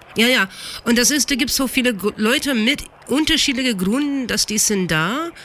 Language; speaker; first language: German; non-native, learner; English